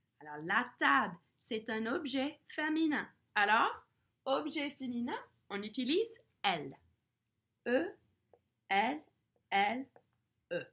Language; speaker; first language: French; non-native, fluent; English